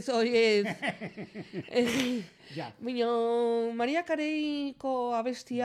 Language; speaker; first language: Basque; non-native, local second language; Spanish